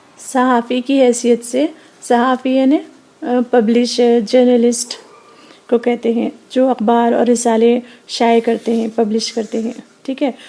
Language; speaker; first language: Urdu; native; Urdu